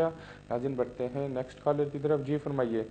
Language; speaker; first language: Urdu; native; Urdu